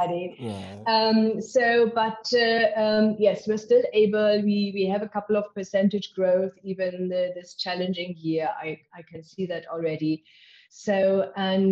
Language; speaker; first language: English; non-native, fluent; German